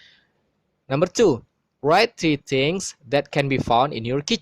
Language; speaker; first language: English; non-native, fluent; Indonesian